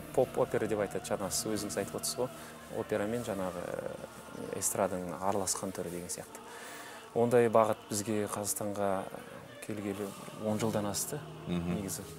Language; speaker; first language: Kazakh; native; Kazakh